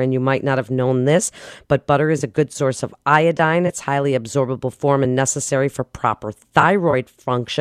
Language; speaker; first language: English; native; English